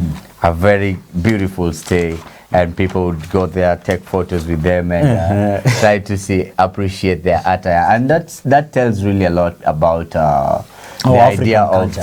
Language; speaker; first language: English; non-native, local second language; Swahili